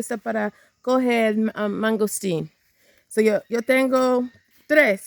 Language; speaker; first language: Spanish; non-native, learner; English